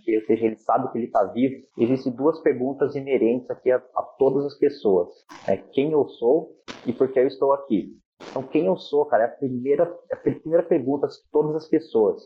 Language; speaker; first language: Portuguese; native; Portuguese